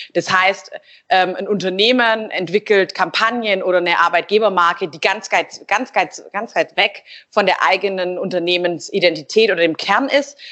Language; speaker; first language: German; native; German